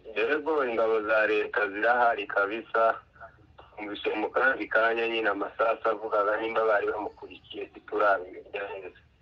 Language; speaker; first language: Kinyarwanda; native; Kinyarwanda